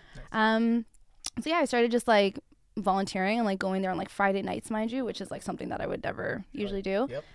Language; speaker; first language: English; early bilingual, other home language; Tigrinya